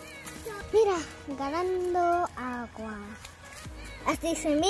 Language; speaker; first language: Spanish; early bilingual, heritage; Spanish